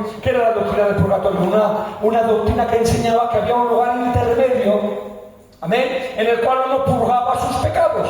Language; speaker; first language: Spanish; native; Spanish